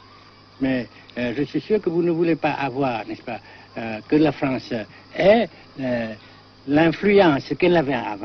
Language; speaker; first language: French; non-native, local second language; Vietnamese